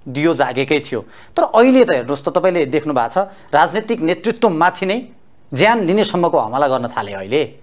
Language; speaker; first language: Nepali; native; Nepali